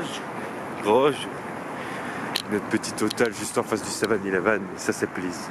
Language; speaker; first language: French; native; French